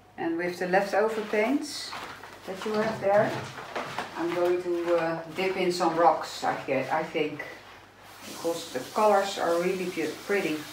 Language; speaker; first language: English; non-native, fluent; Dutch